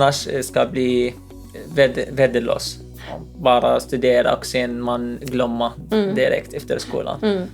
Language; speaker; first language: Swedish; non-native, learner; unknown